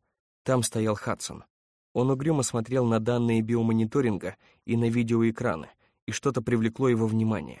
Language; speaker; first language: Russian; native; Russian